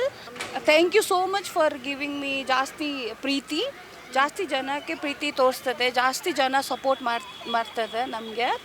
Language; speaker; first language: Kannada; non-native, learner; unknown